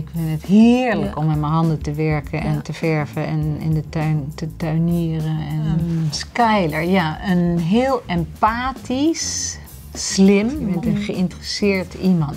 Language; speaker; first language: Dutch; native; Dutch